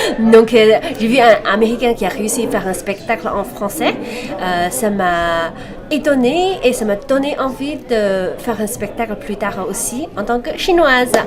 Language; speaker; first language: French; non-native, fluent; Chinese